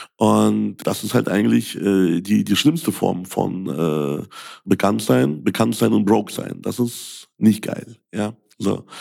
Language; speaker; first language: German; early bilingual, other home language; Russian